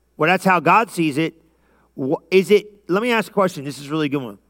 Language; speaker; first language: English; native; English